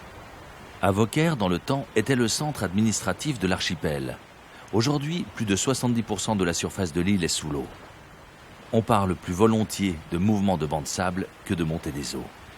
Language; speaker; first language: French; native; French